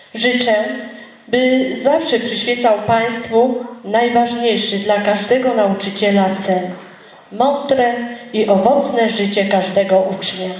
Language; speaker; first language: Polish; native; Polish